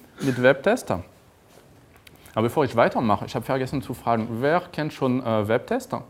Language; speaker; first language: German; non-native, fluent; French